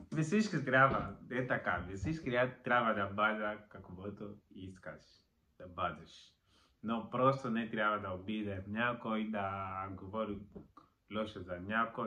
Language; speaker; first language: Bulgarian; non-native, learner; Macedonian